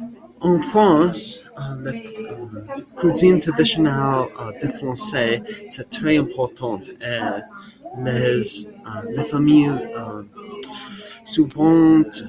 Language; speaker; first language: French; non-native, learner; English